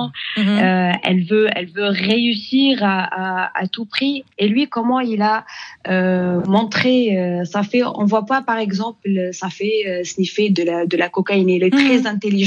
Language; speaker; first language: French; non-native, local second language; Arabic